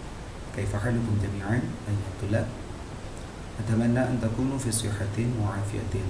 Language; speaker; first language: Arabic; non-native, fluent; Indonesian